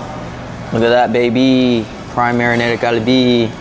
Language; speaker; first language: English; native; English